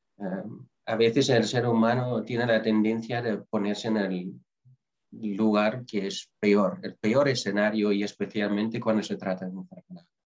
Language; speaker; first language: Spanish; non-native, fluent; Dutch